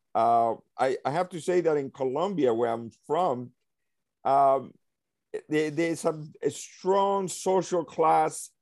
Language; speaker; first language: English; early bilingual, other home language; Spanish